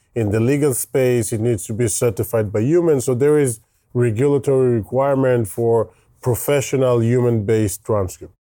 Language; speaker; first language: English; non-native, fluent; Hebrew